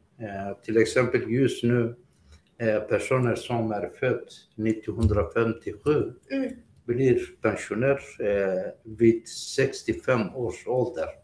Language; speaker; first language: Swedish; non-native, fluent; Greek